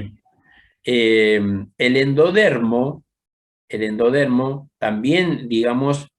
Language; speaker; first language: Spanish; native; Spanish